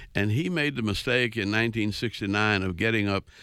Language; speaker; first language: English; native; English